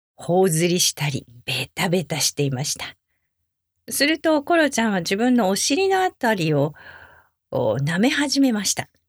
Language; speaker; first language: Japanese; native; Japanese